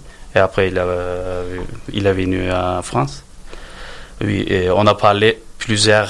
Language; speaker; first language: French; non-native, learner; Turkish